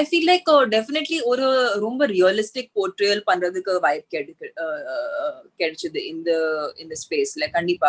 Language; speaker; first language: Tamil; non-native, local second language; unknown